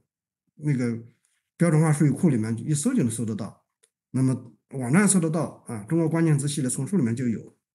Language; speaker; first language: Chinese; native; Chinese